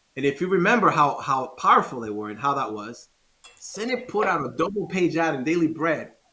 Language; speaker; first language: English; non-native, fluent; Spanish